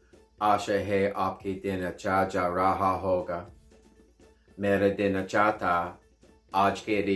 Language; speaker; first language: Hindi; non-native, learner; English